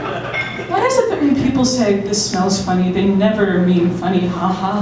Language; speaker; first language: English; native; English